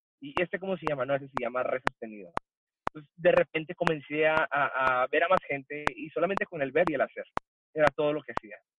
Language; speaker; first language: Spanish; early bilingual, heritage; Spanish